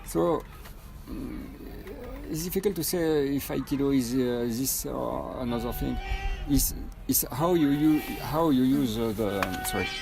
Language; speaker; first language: English; non-native, fluent; French